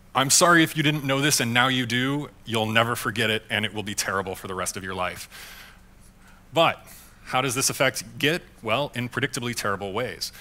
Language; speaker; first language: English; native; English